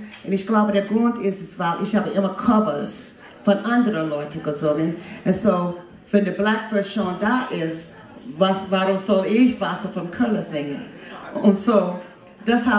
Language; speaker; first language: German; non-native, fluent; English